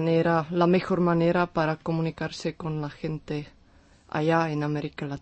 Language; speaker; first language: Spanish; non-native, fluent; Czech